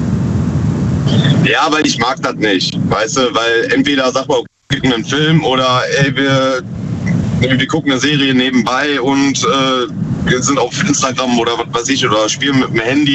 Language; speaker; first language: German; native; German